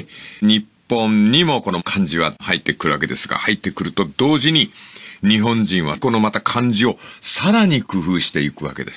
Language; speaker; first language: Japanese; native; Japanese